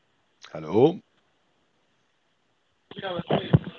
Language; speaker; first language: German; native; German